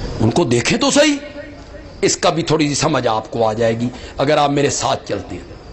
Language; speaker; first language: Urdu; non-native, local second language; Punjabi